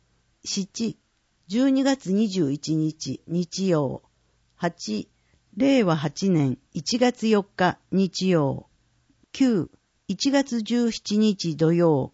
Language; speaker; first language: Japanese; native; Japanese